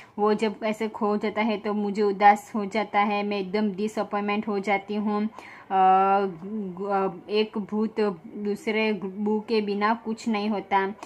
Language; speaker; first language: Hindi; non-native, local second language; Gujarati